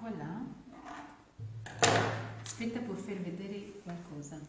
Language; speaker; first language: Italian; non-native, learner; Arabic